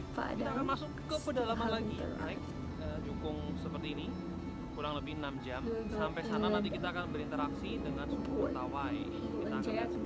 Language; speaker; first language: Indonesian; native; Indonesian